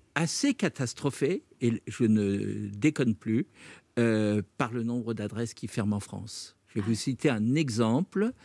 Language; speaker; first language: French; native; French